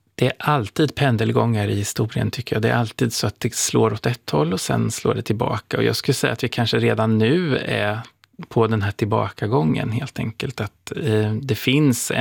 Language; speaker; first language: Swedish; native; Swedish